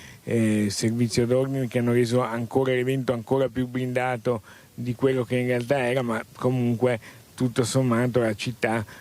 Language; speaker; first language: Italian; native; Italian